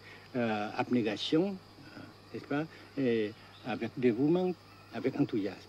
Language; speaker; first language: French; non-native, fluent; Vietnamese